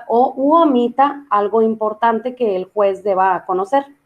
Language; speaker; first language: Spanish; native; Spanish